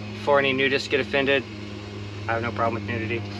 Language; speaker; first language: English; native; English